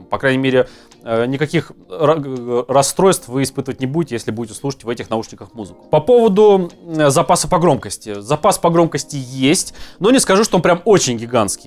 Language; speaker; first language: Russian; native; Russian